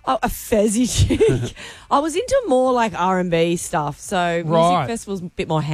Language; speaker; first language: English; native; English